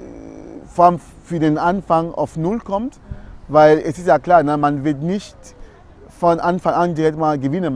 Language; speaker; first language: German; non-native, fluent; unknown